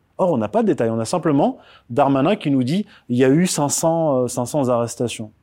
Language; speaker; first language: French; early bilingual, other home language; Berber languages